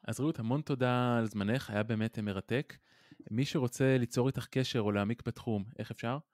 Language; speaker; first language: Hebrew; native; Hebrew